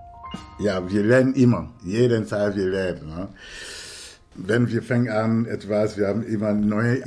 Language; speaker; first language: German; non-native, fluent; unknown